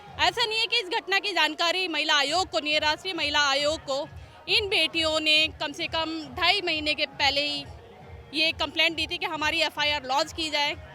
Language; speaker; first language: Hindi; native; Hindi